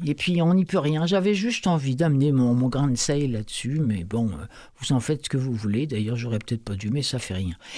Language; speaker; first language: French; native; French